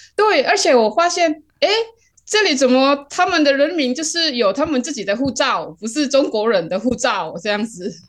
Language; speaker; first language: Chinese; non-native, fluent; Hakka Chinese